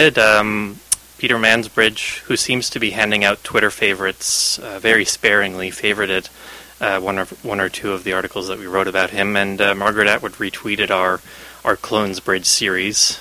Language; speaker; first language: English; native; English